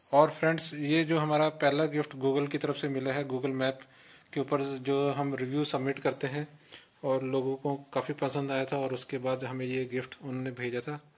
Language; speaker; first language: Hindi; non-native, local second language; Punjabi